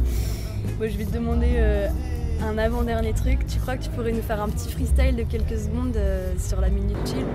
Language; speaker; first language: French; native; French